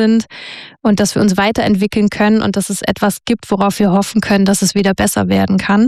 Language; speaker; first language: German; native; German